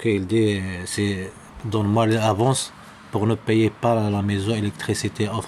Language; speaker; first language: French; non-native, local second language; Arabic